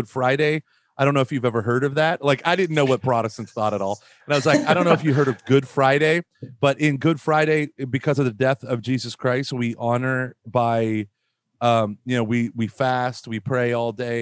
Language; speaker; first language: English; native; English